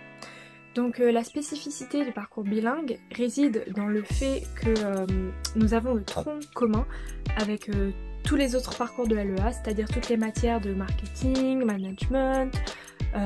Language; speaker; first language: French; native; French